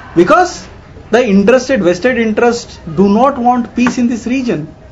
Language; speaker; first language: English; non-native, local second language; Kannada